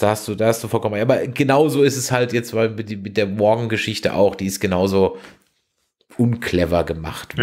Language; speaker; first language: German; native; German